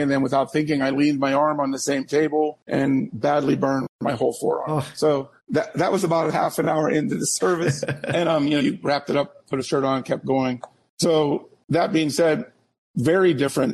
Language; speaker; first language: English; native; English